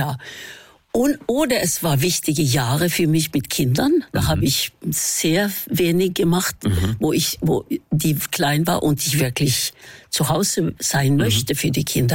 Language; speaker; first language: German; non-native, fluent; Norwegian